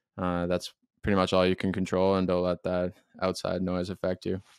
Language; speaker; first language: English; native; English